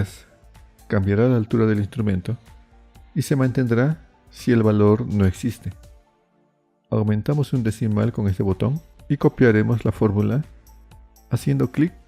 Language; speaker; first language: Spanish; native; Spanish